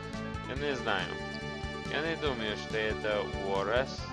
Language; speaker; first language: Russian; non-native, learner; English